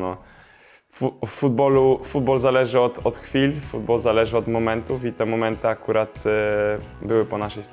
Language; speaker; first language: Polish; native; Polish